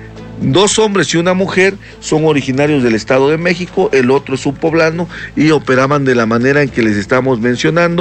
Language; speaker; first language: Spanish; native; Spanish